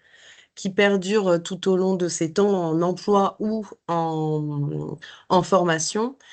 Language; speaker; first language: French; native; French